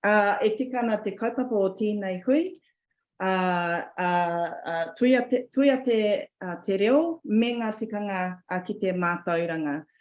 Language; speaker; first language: Māori; non-native, local second language; English